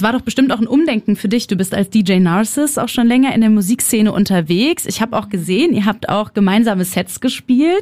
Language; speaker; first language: German; native; German